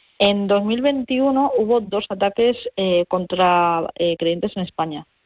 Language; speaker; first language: Spanish; native; Spanish